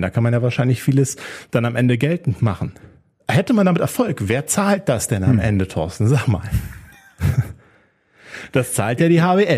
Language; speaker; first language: German; native; German